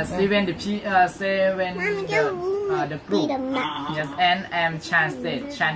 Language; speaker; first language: English; non-native, learner; Shan